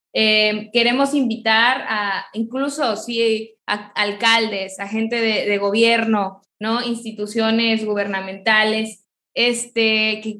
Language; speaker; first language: Spanish; native; Spanish